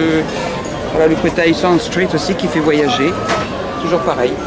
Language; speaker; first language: French; native; French